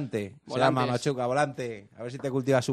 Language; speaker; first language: Spanish; native; Spanish